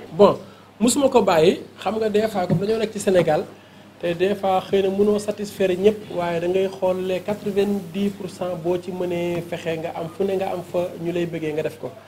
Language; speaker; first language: Wolof; non-native, local second language; Fula